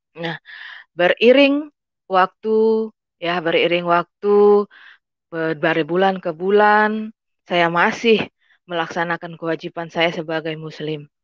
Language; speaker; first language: Indonesian; native; Indonesian